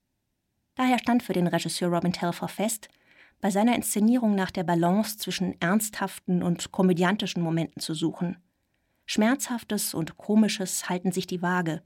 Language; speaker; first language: German; native; German